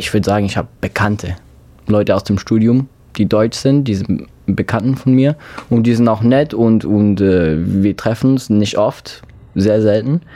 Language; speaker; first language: German; non-native, fluent; English